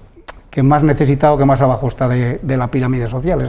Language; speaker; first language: Spanish; native; Spanish